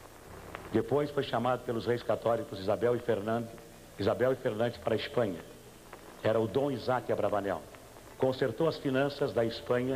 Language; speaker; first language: Portuguese; native; Portuguese